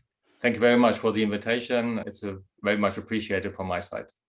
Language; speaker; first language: English; non-native, fluent; German